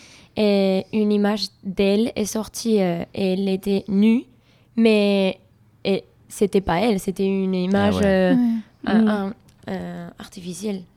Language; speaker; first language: French; non-native, learner; Spanish